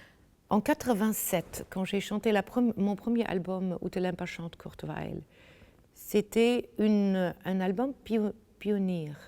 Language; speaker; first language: French; non-native, fluent; German